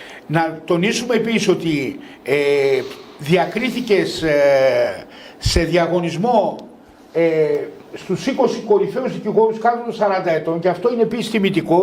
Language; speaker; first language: Greek; native; Greek